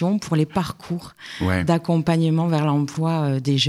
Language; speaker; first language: French; native; French